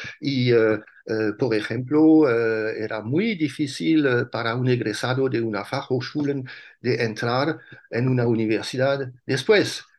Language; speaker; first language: Spanish; non-native, fluent; French